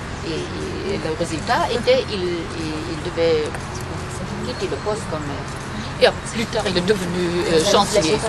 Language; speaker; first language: French; non-native, fluent; German